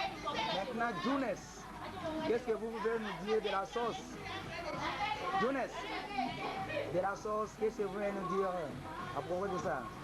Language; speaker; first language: French; non-native, local second language; Swahili